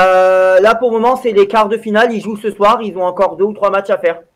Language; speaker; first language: French; native; French